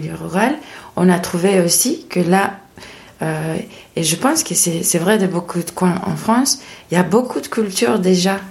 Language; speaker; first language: French; non-native, fluent; Spanish